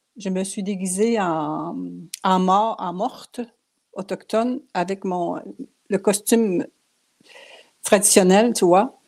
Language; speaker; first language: French; non-native, local second language; Cree